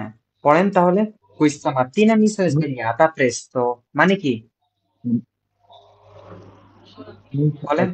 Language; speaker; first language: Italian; non-native, fluent; Bangla